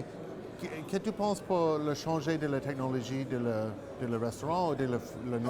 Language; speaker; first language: French; non-native, learner; English